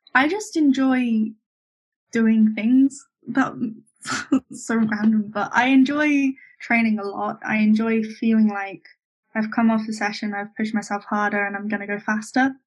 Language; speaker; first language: English; native; English